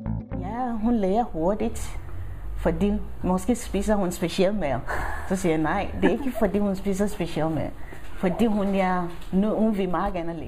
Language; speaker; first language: Danish; non-native, fluent; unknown